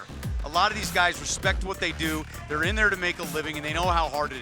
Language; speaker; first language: English; native; English